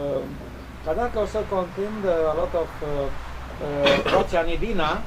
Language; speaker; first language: English; non-native, learner; Romanian